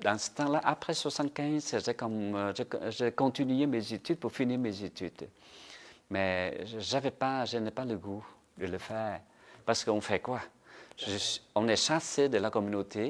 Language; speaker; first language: French; non-native, fluent; Vietnamese